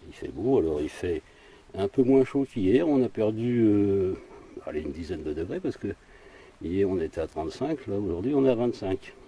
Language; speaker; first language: French; native; French